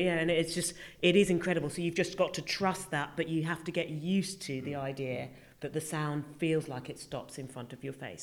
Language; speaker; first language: English; native; English